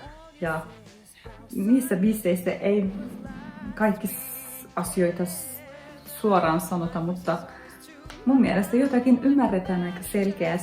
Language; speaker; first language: Finnish; non-native, fluent; Turkish